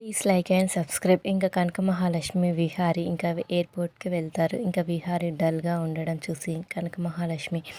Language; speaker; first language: Telugu; native; Telugu